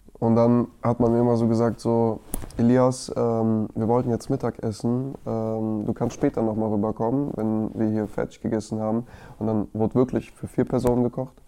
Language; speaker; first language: German; early bilingual, other home language; Russian